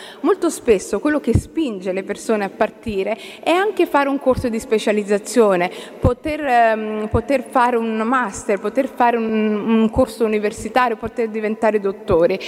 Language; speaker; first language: Italian; early bilingual, other home language; Somali